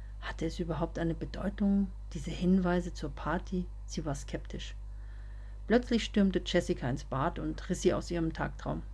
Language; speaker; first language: German; native; German